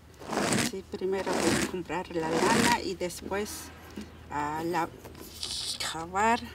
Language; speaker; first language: Spanish; non-native, local second language; Tzotzil